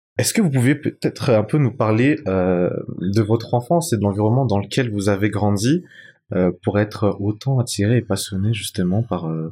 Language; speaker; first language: French; non-native, local second language; Malagasy